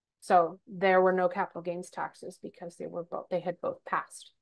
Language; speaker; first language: English; native; English